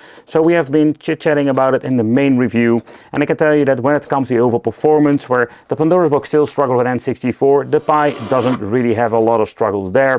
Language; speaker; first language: English; non-native, fluent; Dutch